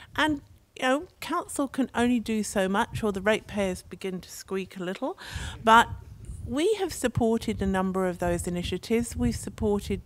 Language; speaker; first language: English; native; English